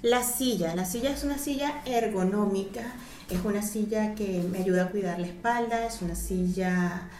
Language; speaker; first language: Spanish; native; Spanish